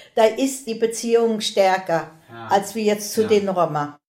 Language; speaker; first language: German; non-native, local second language; Romany